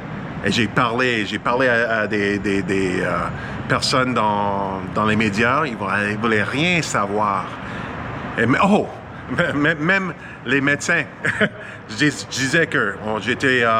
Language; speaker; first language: French; non-native, fluent; English